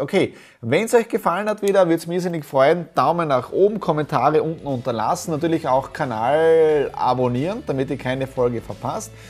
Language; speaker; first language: German; native; German